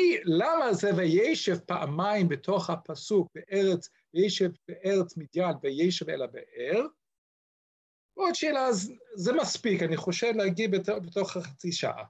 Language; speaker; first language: Hebrew; non-native, fluent; English